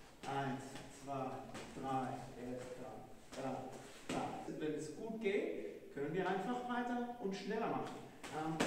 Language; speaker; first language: German; non-native, fluent; Hebrew